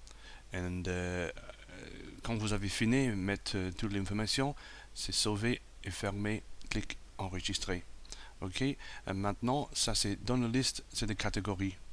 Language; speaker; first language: French; non-native, fluent; English